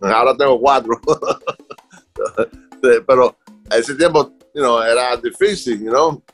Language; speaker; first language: Spanish; early bilingual, other home language; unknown